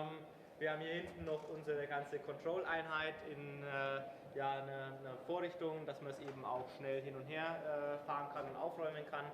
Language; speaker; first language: German; native; German